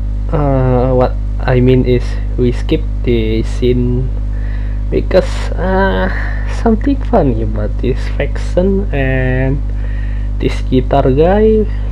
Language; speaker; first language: English; non-native, learner; Indonesian